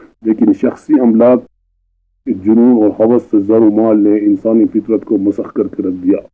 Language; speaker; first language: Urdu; non-native, local second language; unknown